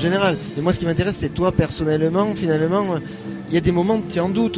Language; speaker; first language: French; native; French